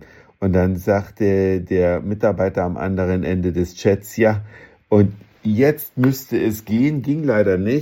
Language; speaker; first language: German; native; German